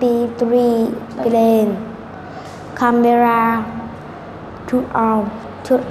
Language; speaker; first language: English; non-native, learner; Vietnamese